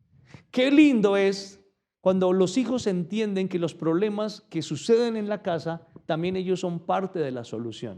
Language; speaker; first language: Spanish; native; Spanish